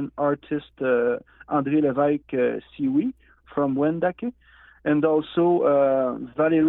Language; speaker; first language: English; non-native, learner; Innu-aimun